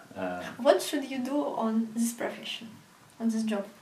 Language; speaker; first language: English; non-native, learner; Russian